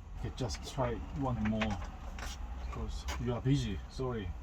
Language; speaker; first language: English; non-native, learner; Korean